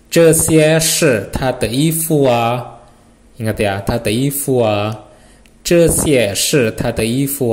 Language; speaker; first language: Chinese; non-native, fluent; Indonesian